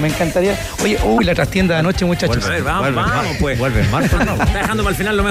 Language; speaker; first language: Spanish; native; Spanish